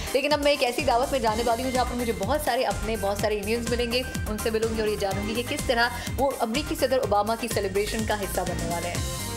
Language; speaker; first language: Urdu; native; Urdu